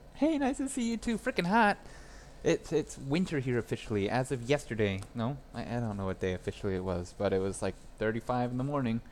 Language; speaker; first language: English; native; English